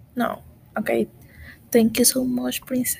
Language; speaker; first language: English; non-native, learner; Spanish